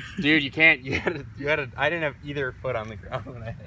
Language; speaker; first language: English; native; English